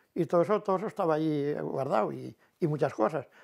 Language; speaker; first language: Spanish; native; Spanish